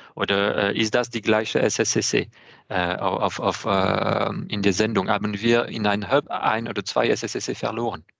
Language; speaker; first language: German; non-native, fluent; French